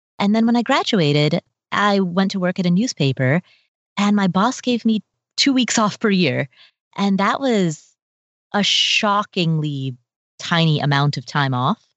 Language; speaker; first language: English; early bilingual, other home language; Nepali